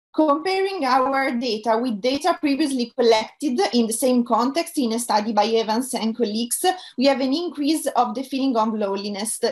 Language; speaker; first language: English; non-native, fluent; Italian